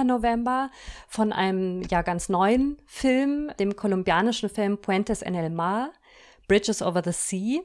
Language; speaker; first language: German; native; German